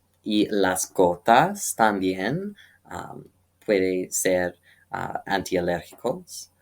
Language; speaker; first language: Spanish; non-native, learner; English